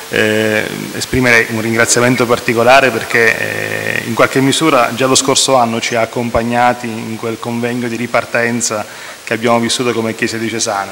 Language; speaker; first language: Italian; native; Italian